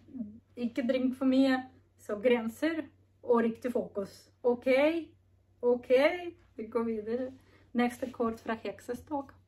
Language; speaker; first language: Norwegian; non-native, learner; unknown